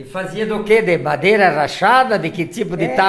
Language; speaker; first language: Portuguese; native; Portuguese